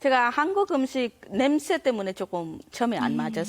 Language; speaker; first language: Korean; non-native, learner; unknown